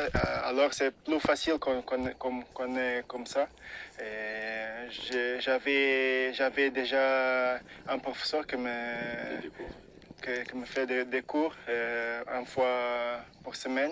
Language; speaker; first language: French; non-native, fluent; Portuguese